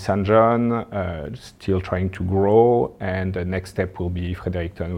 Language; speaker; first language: English; non-native, learner; French